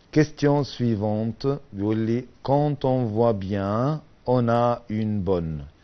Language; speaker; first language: French; non-native, fluent; Arabic